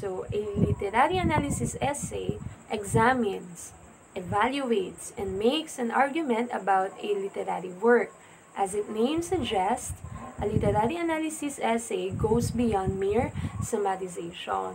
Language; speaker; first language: English; non-native, local second language; Filipino